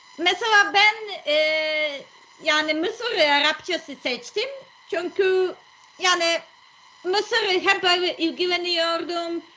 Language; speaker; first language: Turkish; non-native, learner; Serbian